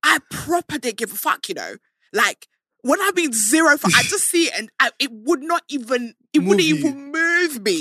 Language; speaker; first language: English; native; English